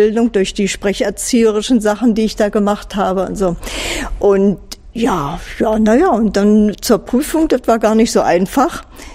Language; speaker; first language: German; native; German